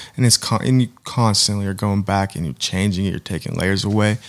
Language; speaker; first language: English; native; English